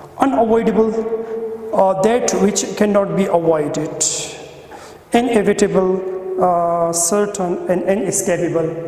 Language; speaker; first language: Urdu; non-native, local second language; Pashto